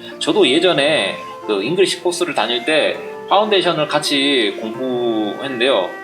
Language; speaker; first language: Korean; native; Korean